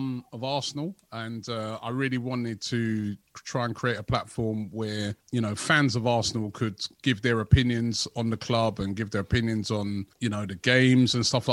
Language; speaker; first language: English; native; English